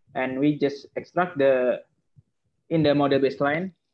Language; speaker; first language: English; non-native, learner; Indonesian